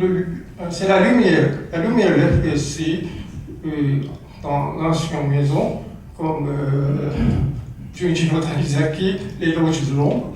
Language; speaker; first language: French; non-native, learner; Japanese